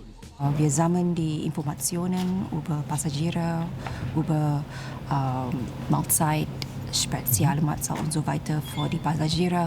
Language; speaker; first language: German; non-native, fluent; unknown